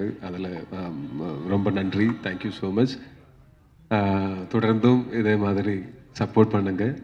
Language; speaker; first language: Tamil; non-native, learner; Malayalam